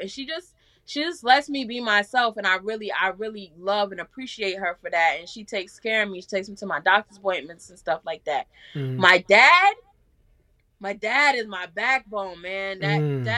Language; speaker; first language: English; native; English